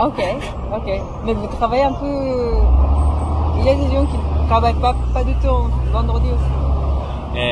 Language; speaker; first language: French; non-native, fluent; Japanese